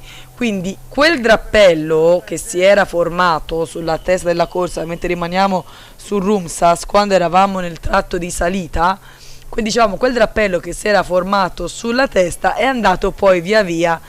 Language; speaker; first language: Italian; native; Italian